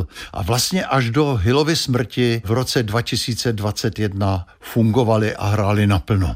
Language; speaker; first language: Czech; native; Czech